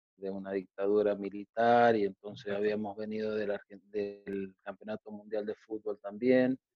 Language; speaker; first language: Spanish; native; Spanish